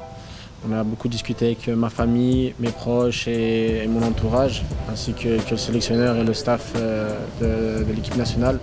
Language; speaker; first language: French; early bilingual, other home language; Arabic